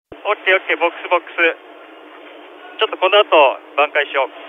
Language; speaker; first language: Japanese; native; Japanese